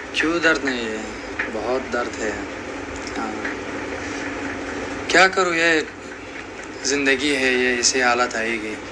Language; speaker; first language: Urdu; non-native, learner; Persian